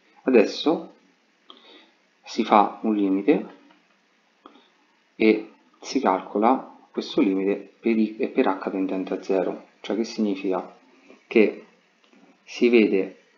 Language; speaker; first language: Italian; native; Italian